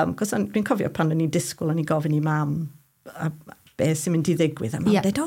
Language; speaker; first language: Welsh; non-native, fluent; English